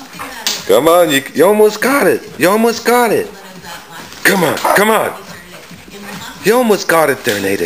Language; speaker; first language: English; native; English